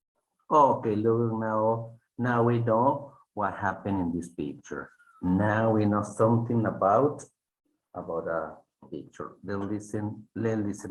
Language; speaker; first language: English; non-native, fluent; Spanish